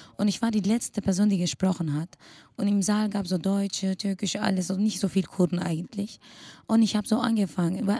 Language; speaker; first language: German; non-native, fluent; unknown